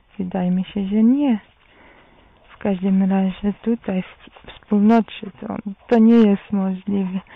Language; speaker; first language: Polish; non-native, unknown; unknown